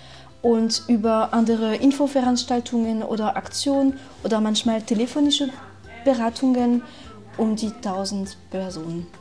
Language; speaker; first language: German; non-native, fluent; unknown